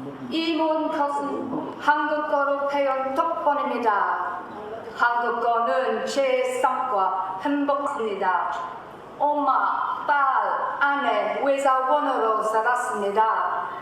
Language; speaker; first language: Korean; non-native, learner; English